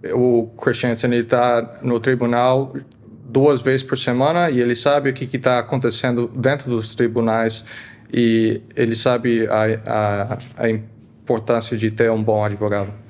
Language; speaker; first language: Portuguese; early bilingual, heritage; Portuguese